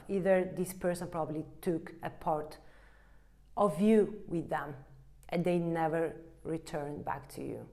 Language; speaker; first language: English; non-native, fluent; Italian